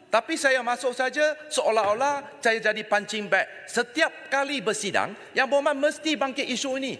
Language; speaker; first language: Malay; non-native, local second language; Chinese